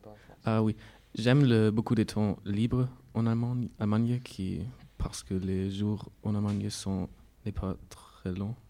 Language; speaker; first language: French; non-native, learner; German